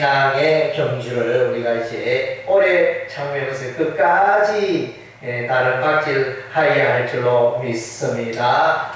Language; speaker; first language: Korean; native; Korean